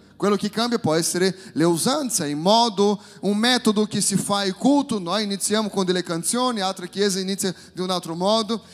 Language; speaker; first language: Italian; non-native, fluent; Portuguese